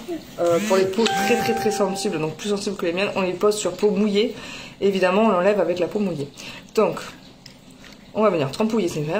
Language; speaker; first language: French; native; French